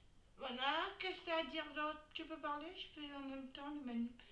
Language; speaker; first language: French; native; French